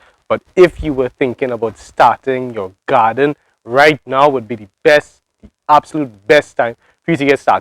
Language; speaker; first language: English; native; English